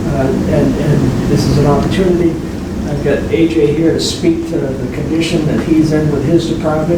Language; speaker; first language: English; native; English